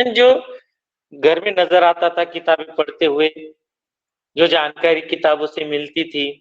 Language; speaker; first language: Hindi; non-native, local second language; Marathi